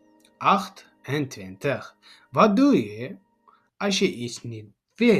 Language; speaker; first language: Dutch; non-native, learner; Tigrinya